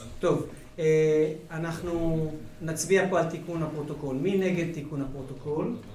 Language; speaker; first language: Hebrew; native; Hebrew